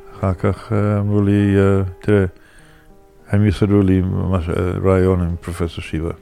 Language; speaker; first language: Hebrew; non-native, fluent; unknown